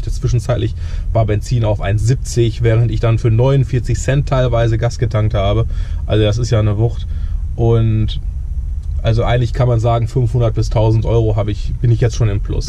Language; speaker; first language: German; native; German